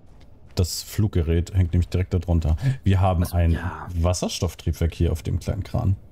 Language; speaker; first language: German; native; German